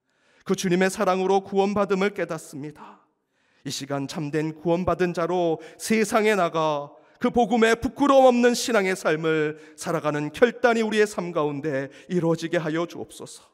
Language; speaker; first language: Korean; native; Korean